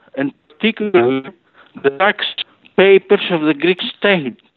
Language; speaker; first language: English; non-native, fluent; Greek